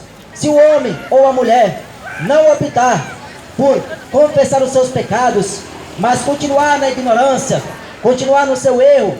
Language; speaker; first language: Portuguese; native; Portuguese